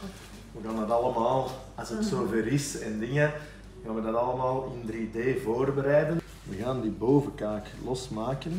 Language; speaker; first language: Dutch; native; Dutch